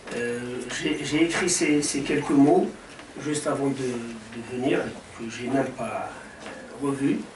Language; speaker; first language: French; non-native, local second language; Arabic